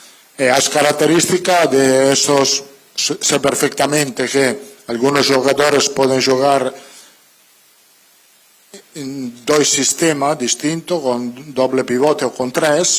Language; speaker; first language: Spanish; non-native, fluent; Italian